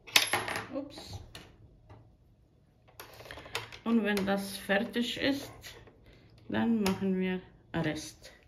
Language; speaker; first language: German; non-native, fluent; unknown